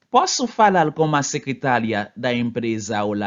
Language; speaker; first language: Portuguese; non-native, fluent; Haitian Creole